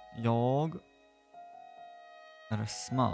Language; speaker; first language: Swedish; non-native, learner; English